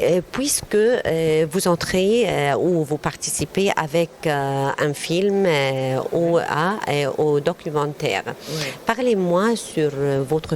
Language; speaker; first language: French; non-native, learner; Arabic